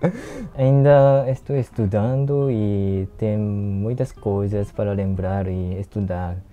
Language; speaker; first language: Portuguese; non-native, learner; Japanese